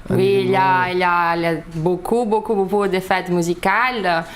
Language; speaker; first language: French; non-native, learner; Lithuanian